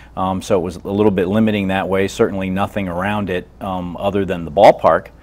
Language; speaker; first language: English; native; English